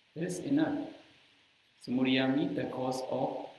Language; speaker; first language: English; non-native, learner; Burmese